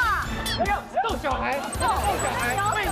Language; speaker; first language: Chinese; native; Chinese